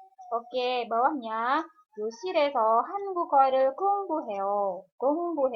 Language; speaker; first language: Korean; non-native, fluent; Indonesian